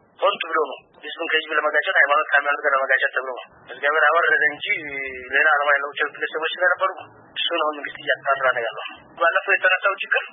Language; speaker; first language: Amharic; non-native, local second language; Somali